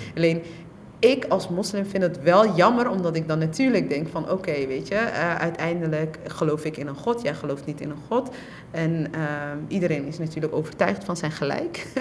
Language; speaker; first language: Dutch; early bilingual, other home language; Somali